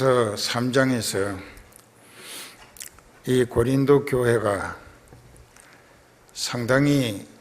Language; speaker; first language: Korean; native; Korean